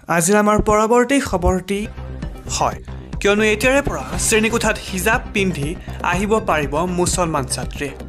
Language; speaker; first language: Assamese; non-native, local second language; Bangla